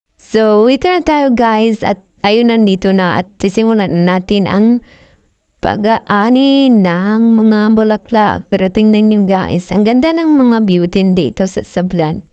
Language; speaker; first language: Filipino; non-native, local second language; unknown